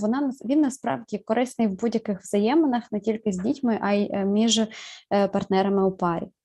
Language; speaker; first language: Ukrainian; native; Ukrainian